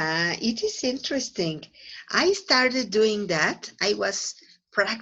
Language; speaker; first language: English; non-native, fluent; Spanish